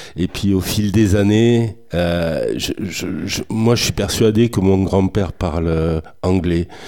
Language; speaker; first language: French; native; French